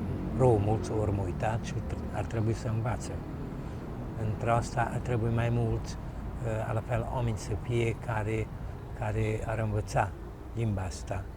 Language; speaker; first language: Romanian; early bilingual, heritage; Romanian